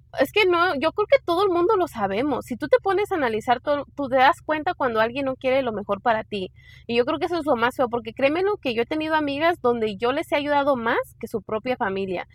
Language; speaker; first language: Spanish; early bilingual, heritage; Spanish